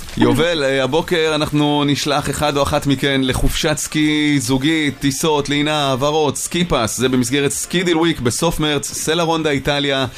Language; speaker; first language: Hebrew; native; Hebrew